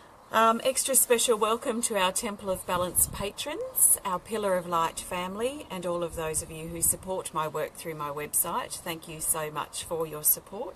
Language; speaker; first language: English; native; English